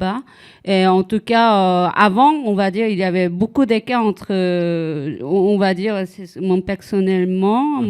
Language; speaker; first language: French; non-native, fluent; Korean